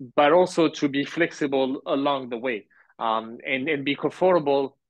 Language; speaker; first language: English; early bilingual, heritage; Arabic